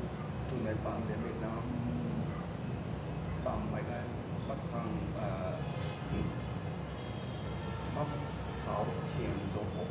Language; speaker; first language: Vietnamese; non-native, learner; Japanese